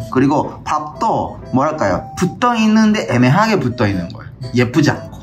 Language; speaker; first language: Korean; non-native, fluent; Japanese